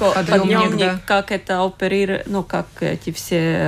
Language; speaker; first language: Russian; non-native, local second language; Latvian